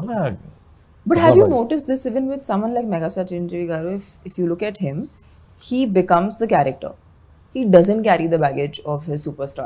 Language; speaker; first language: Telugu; non-native, fluent; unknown